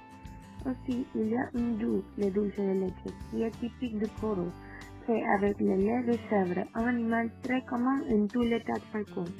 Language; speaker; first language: French; non-native, learner; Spanish